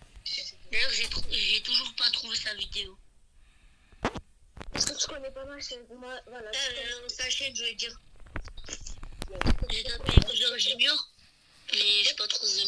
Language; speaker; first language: French; native; French